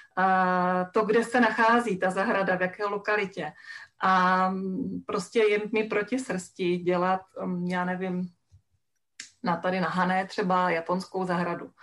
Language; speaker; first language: Czech; native; Czech